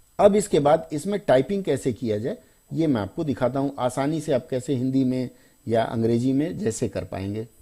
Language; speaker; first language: Hindi; native; Hindi